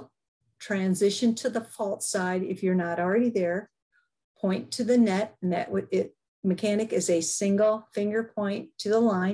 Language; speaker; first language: English; native; English